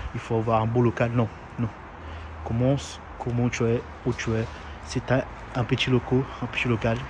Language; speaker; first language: French; non-native, fluent; Portuguese